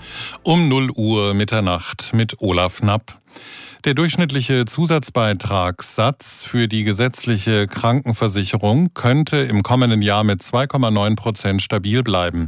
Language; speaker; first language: German; native; German